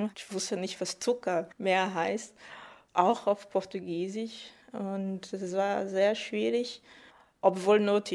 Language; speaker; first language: German; non-native, fluent; Portuguese